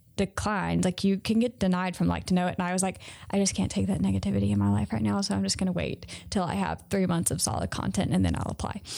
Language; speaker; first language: English; native; English